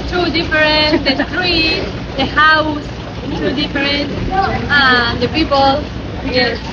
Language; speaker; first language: English; non-native, learner; Spanish